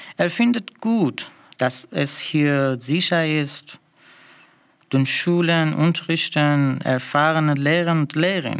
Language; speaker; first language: German; non-native, learner; Persian